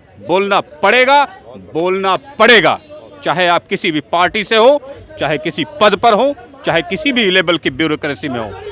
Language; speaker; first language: Hindi; native; Hindi